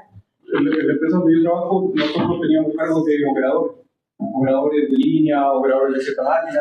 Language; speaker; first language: Spanish; native; Spanish